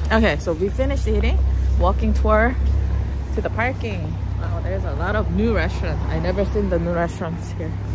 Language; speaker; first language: English; non-native, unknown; Korean